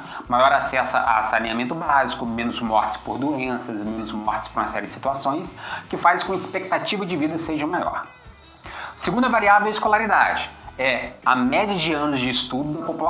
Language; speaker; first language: Portuguese; native; Portuguese